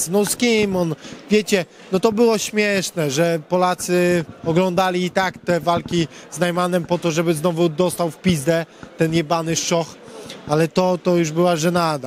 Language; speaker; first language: Polish; native; Polish